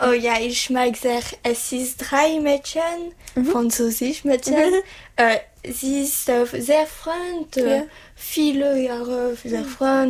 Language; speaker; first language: German; non-native, learner; French